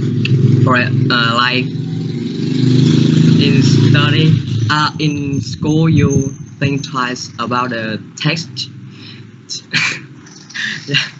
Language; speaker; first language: English; non-native, learner; Vietnamese